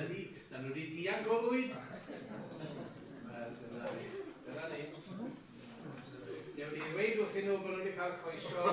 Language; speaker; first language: Welsh; native; Welsh